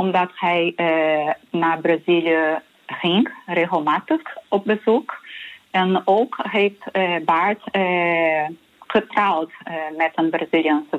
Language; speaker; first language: Dutch; early bilingual, heritage; Portuguese